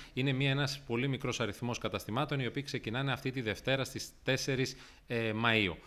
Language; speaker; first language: Greek; native; Greek